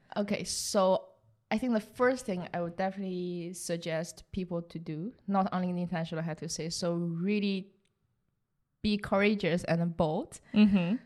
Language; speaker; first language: English; non-native, fluent; Chinese